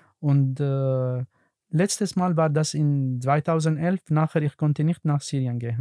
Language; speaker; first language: German; non-native, learner; Arabic